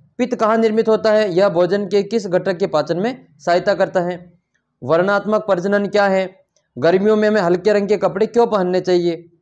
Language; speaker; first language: Hindi; native; Hindi